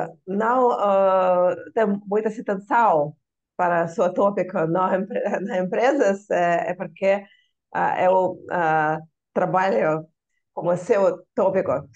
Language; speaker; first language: Portuguese; non-native, learner; Russian